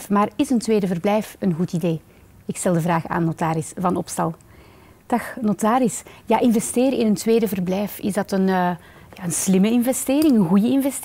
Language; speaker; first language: Dutch; native; Dutch